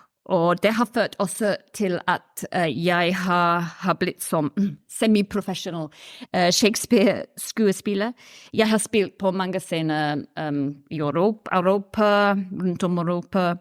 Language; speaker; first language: Norwegian; non-native, fluent; English